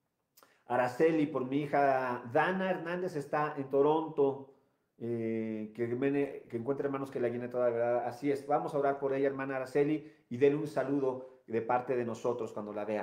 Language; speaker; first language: Spanish; native; Spanish